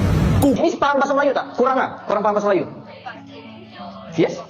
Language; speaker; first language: Malay; native; Malay